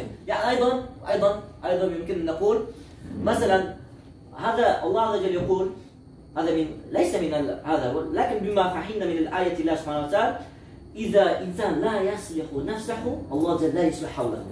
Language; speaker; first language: Arabic; non-native, learner; Uzbek